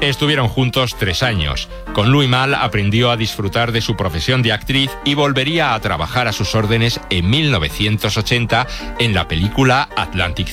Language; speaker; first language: Spanish; native; Spanish